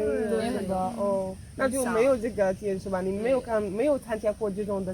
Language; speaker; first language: Chinese; non-native, fluent; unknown